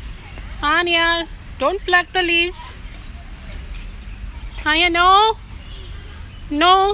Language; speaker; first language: English; non-native, local second language; Hindi